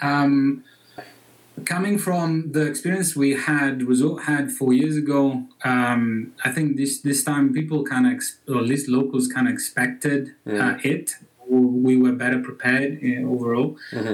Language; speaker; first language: English; non-native, fluent; Italian